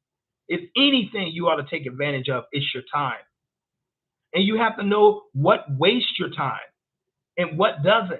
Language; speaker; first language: English; native; English